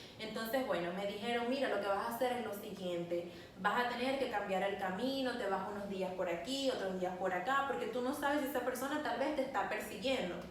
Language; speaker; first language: Spanish; native; Spanish